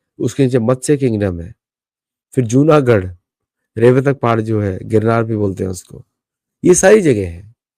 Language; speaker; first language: Hindi; native; Hindi